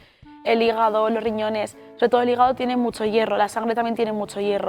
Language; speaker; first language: Spanish; native; Spanish